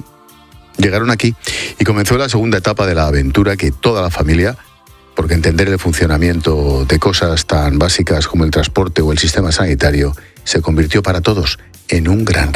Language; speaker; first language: Spanish; non-native, local second language; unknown